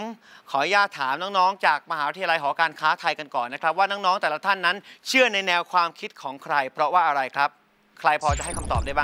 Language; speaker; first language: Thai; native; Thai